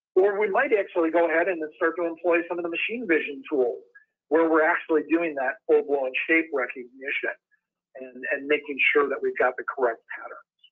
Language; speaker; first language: English; native; English